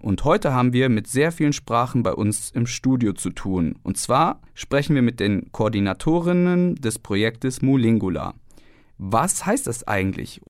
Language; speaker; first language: German; non-native, fluent; Hungarian